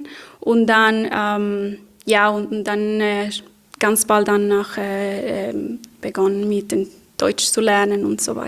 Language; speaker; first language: German; non-native, fluent; Spanish